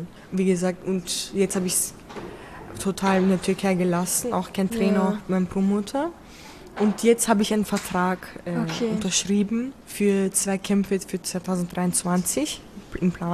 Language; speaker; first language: German; early bilingual, other home language; Turkish